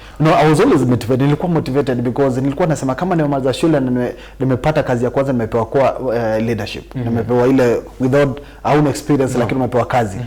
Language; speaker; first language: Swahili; non-native, local second language; Gusii